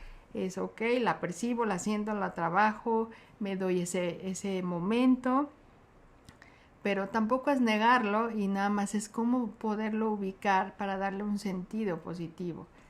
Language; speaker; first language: Spanish; native; Spanish